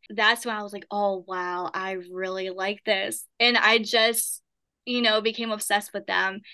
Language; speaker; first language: English; native; English